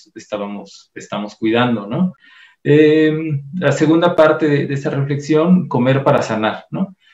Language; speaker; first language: Spanish; native; Spanish